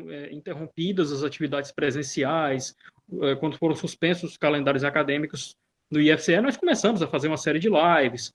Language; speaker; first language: Portuguese; native; Portuguese